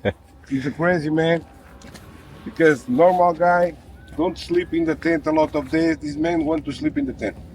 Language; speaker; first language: English; non-native, learner; Portuguese